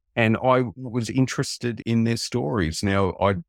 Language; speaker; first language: English; native; English